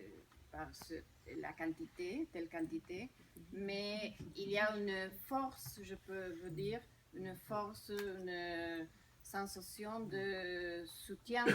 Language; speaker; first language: French; non-native, fluent; Spanish